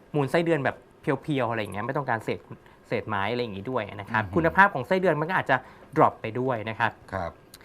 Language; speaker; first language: Thai; native; Thai